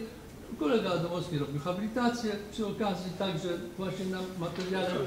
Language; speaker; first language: Polish; native; Polish